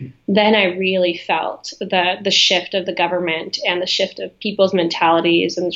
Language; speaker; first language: English; early bilingual, other home language; Russian